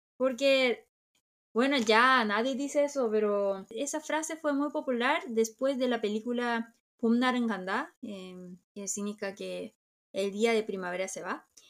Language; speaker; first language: Spanish; non-native, fluent; Korean